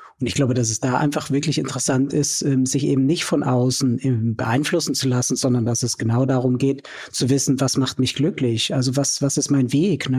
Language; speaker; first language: German; native; German